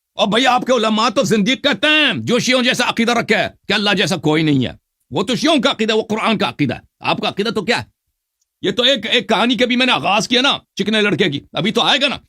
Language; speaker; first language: Urdu; non-native, fluent; Persian